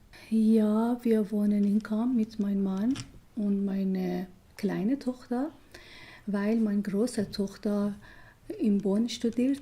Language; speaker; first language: German; non-native, learner; Persian